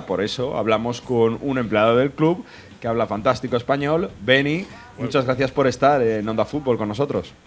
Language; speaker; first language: Spanish; native; Spanish